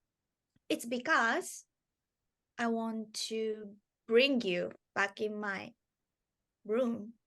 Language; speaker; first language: English; non-native, learner; Japanese